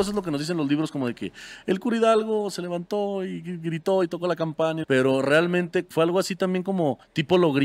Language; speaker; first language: Spanish; native; Spanish